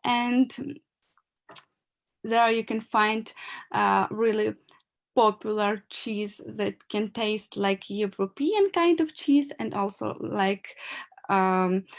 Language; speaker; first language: English; non-native, learner; Ukrainian